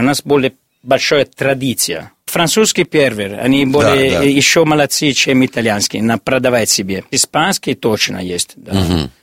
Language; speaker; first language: Russian; non-native, learner; Italian